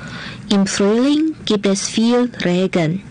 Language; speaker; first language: German; non-native, fluent; Chinese